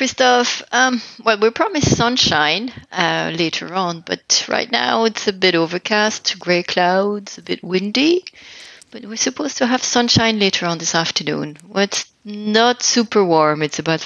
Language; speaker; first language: English; non-native, fluent; French